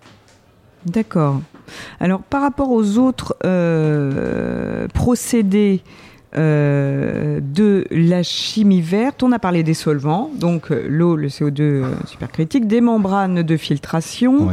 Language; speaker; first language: French; native; French